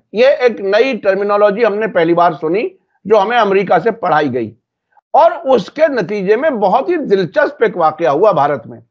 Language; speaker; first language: Hindi; native; Hindi